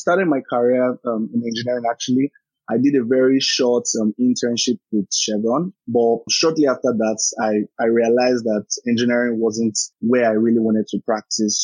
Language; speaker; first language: English; non-native, local second language; Yoruba